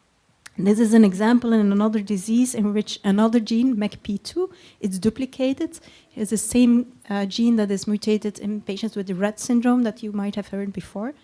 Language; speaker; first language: English; non-native, fluent; Dutch